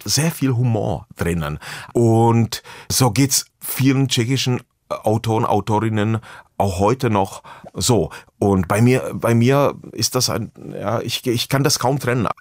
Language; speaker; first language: German; non-native, fluent; Czech